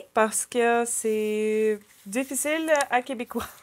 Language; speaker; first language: French; non-native, learner; Ukrainian